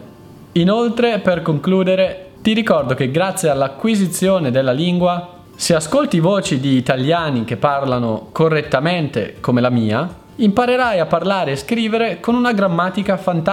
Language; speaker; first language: Italian; native; Italian